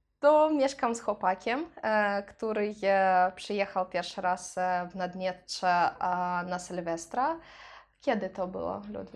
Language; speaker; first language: Polish; non-native, learner; Russian